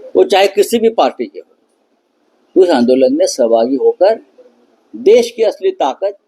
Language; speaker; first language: Hindi; non-native, local second language; Marathi